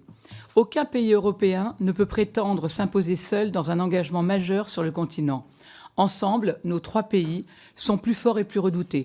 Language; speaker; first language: French; native; French